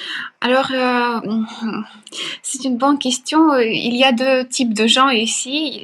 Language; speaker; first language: French; non-native, fluent; Ukrainian